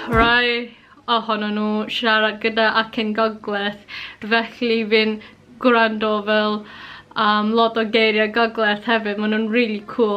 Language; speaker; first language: Welsh; non-native, learner; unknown